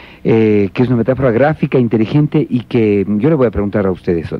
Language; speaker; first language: Spanish; native; Spanish